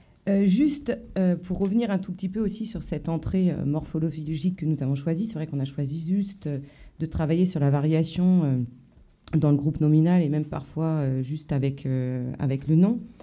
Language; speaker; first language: French; native; French